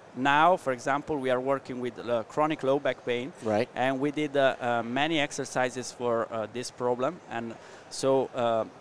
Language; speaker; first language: English; non-native, learner; Italian